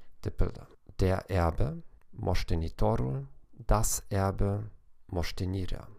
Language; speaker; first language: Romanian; non-native, fluent; German